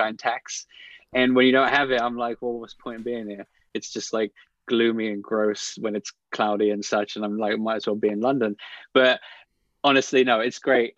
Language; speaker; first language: English; native; English